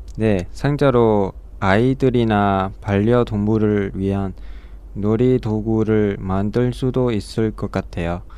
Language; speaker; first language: Korean; non-native, learner; Vietnamese